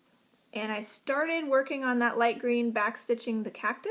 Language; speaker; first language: English; native; English